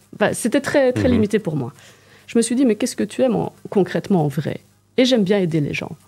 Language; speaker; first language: French; native; French